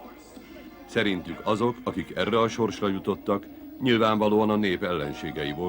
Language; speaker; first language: Hungarian; native; Hungarian